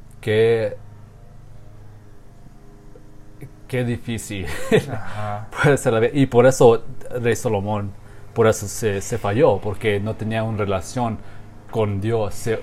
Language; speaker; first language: Spanish; non-native, learner; English